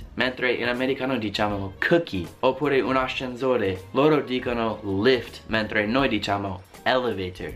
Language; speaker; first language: Italian; non-native, fluent; English